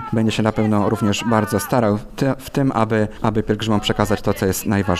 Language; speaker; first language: Polish; native; Polish